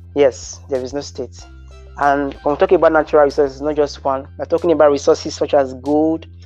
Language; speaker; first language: English; non-native, local second language; Bini